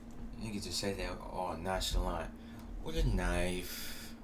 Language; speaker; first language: English; native; English